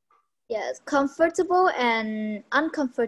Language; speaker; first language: English; non-native, learner; Vietnamese